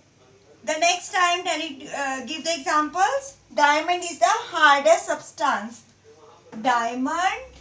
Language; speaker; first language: English; non-native, local second language; Hindi